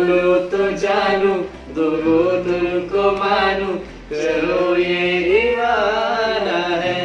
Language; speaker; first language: Hindi; non-native, local second language; Punjabi